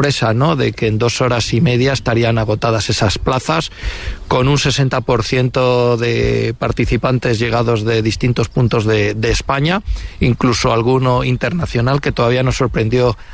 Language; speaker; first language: Spanish; native; Spanish